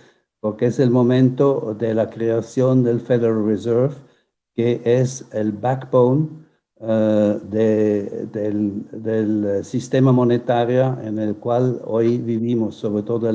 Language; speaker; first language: Spanish; non-native, fluent; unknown